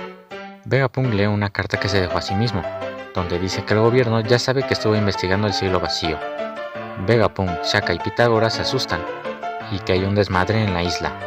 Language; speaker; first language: Spanish; native; Spanish